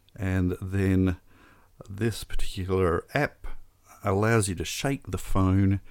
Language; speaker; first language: English; native; English